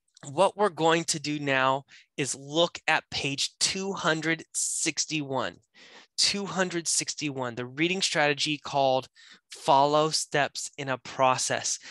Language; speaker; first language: English; native; English